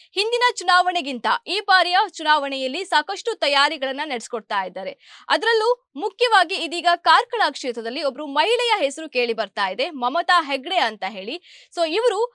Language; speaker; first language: Kannada; native; Kannada